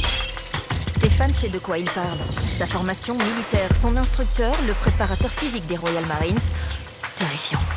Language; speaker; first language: French; native; French